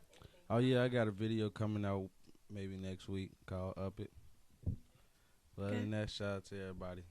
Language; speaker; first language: English; native; English